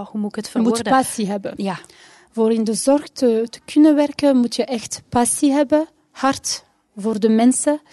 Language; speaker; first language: Dutch; non-native, local second language; French